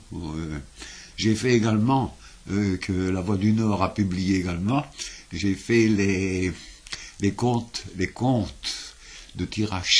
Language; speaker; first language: French; native; French